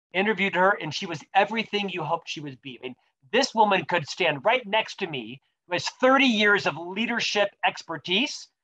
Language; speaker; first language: English; native; English